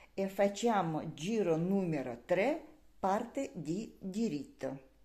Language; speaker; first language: Italian; non-native, learner; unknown